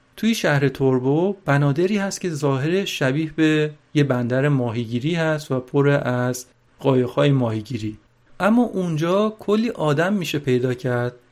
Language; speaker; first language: Persian; native; Persian